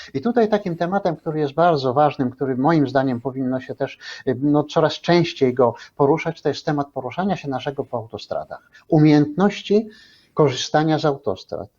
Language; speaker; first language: Polish; native; Polish